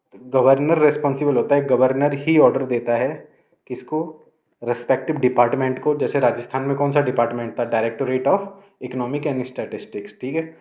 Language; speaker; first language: Hindi; native; Hindi